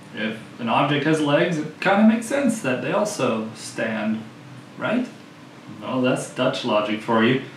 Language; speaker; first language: English; non-native, fluent; Dutch